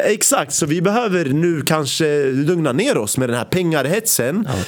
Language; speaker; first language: Swedish; early bilingual, other home language; Arabic